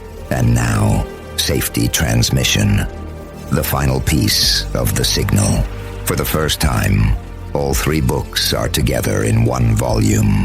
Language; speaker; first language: English; native; English